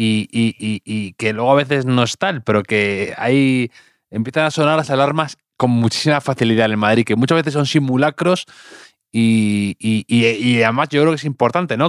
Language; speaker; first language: Spanish; native; Spanish